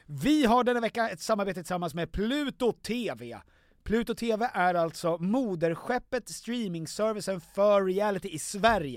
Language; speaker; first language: Swedish; native; Swedish